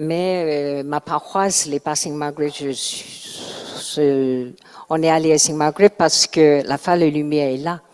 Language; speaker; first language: French; non-native, learner; Chinese